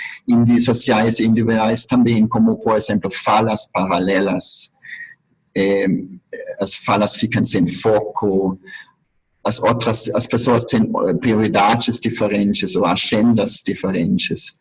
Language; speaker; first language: Portuguese; non-native, fluent; German